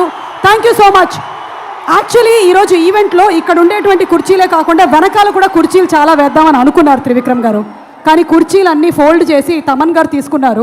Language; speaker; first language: Telugu; native; Telugu